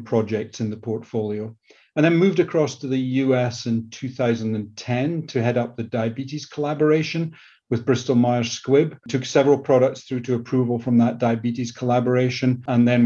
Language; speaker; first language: English; native; English